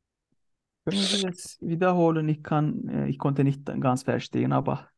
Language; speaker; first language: German; non-native, learner; Turkish